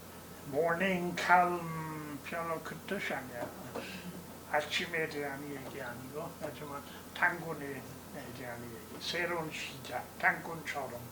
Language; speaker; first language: Korean; non-native, fluent; English